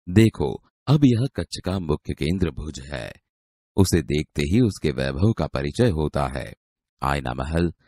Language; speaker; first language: Hindi; non-native, local second language; Gujarati